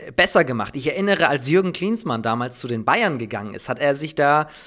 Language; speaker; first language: German; native; German